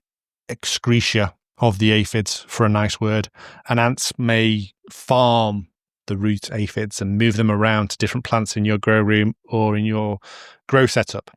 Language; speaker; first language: English; native; English